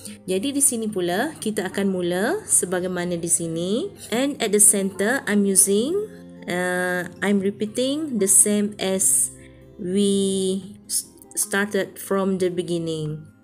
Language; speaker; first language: English; non-native, local second language; Malay